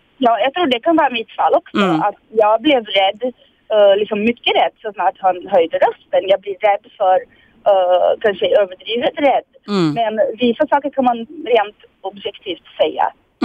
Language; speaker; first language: Swedish; non-native, fluent; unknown